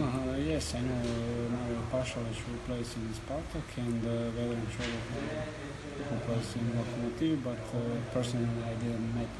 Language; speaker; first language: English; non-native, learner; Croatian